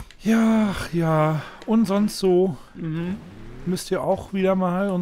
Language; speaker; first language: German; native; German